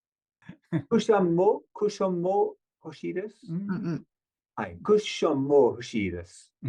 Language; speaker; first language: Japanese; non-native, learner; English